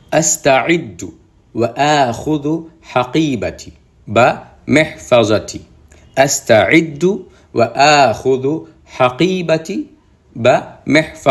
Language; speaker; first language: Arabic; non-native, fluent; Bangla